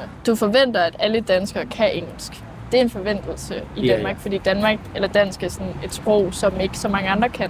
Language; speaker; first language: Danish; native; Danish